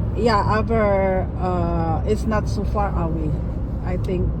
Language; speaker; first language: English; non-native, local second language; Waray